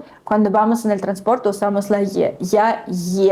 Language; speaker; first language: Spanish; non-native, fluent; Russian